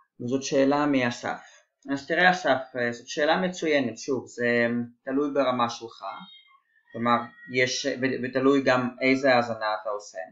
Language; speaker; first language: Hebrew; native; Hebrew